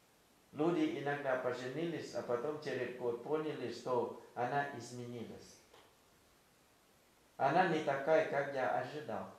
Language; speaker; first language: Russian; non-native, fluent; Thai